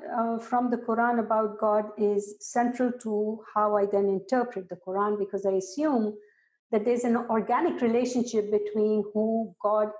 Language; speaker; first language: English; non-native, local second language; Urdu